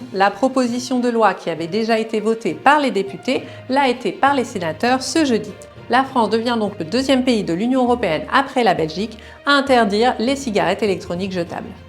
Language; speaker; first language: French; native; French